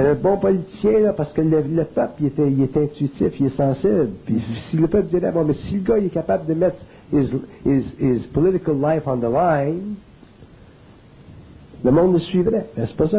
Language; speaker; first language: French; native; French